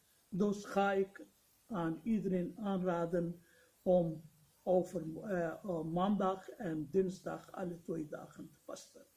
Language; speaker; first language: Dutch; non-native, fluent; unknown